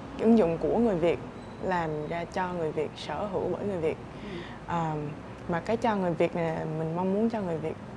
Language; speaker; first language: Vietnamese; native; Vietnamese